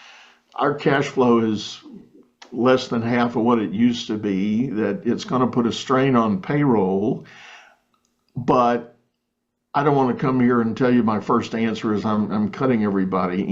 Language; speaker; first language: English; native; English